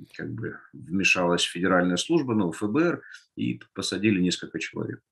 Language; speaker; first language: Russian; native; Russian